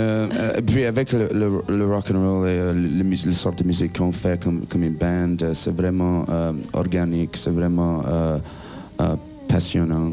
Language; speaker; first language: French; non-native, learner; English